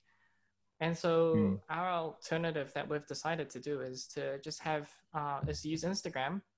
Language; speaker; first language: English; non-native, local second language; Cantonese